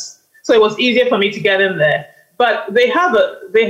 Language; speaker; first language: English; native; English